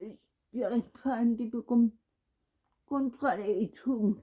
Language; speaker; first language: French; non-native, learner; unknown